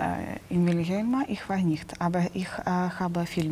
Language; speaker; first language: German; non-native, learner; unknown